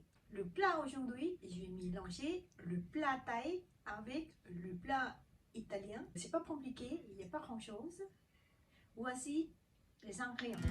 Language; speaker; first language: French; non-native, learner; Thai